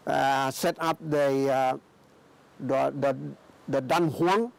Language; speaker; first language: English; non-native, fluent; Thai